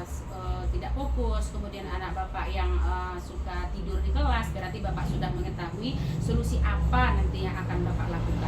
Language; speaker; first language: Indonesian; native; Indonesian